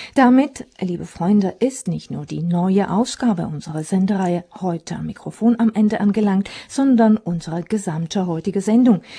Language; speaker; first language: German; non-native, fluent; Czech